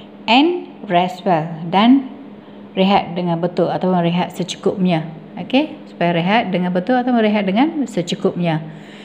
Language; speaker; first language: Malay; non-native, local second language; Tamil